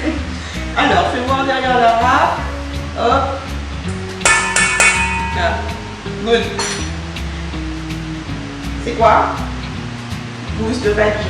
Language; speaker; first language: French; native; French